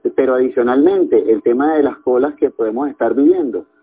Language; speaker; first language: Spanish; native; Spanish